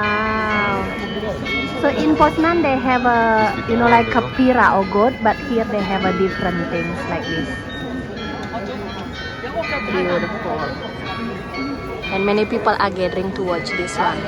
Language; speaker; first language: English; non-native, fluent; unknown